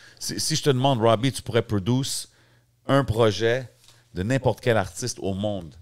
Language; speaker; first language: French; native; French